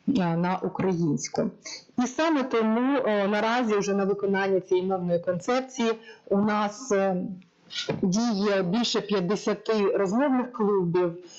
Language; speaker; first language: Ukrainian; native; Ukrainian